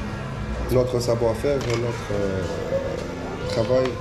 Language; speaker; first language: French; non-native, local second language; Arabic